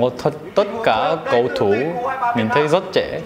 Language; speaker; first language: Vietnamese; non-native, learner; Korean